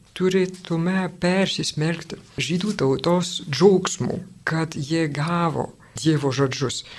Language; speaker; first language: Lithuanian; non-native, fluent; French